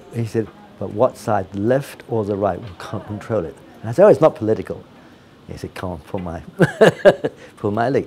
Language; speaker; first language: English; non-native, fluent; Italian